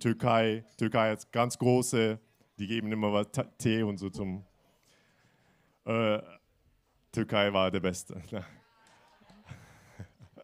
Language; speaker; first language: German; non-native, fluent; Turkish